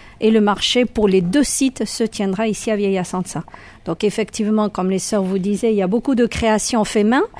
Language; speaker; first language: French; native; French